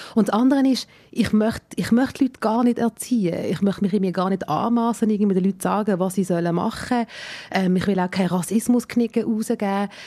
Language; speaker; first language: German; early bilingual, other home language; Malayalam